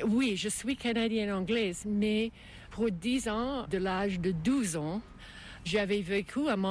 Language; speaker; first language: French; non-native, local second language; English